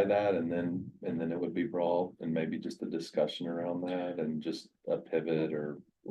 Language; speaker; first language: English; native; English